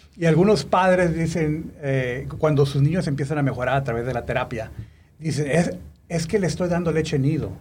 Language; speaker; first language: Spanish; native; Spanish